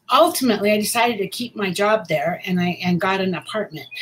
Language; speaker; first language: English; native; English